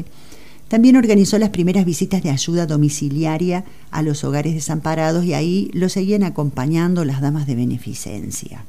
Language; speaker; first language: Spanish; native; Spanish